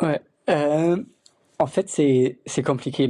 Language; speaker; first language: French; non-native, fluent; Luxembourgish